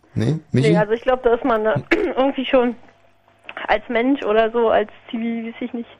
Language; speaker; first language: German; non-native, fluent; Polish